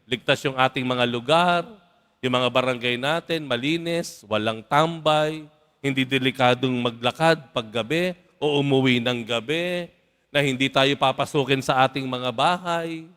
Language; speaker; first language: Filipino; native; Filipino